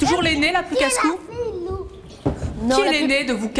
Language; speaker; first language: French; native; French